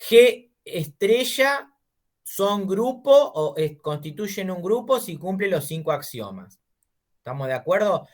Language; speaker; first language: Spanish; native; Spanish